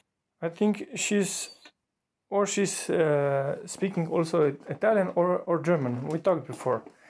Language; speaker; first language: English; non-native, fluent; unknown